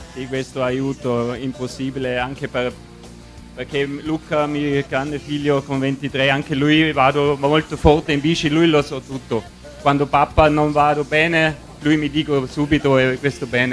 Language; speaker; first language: Italian; non-native, learner; German